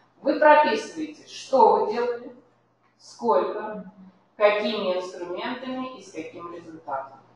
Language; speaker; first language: Russian; native; Russian